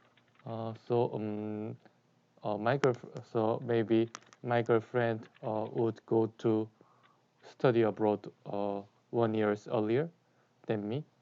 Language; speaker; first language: English; non-native, learner; Korean